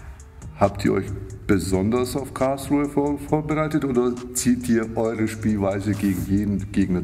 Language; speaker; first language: German; native; German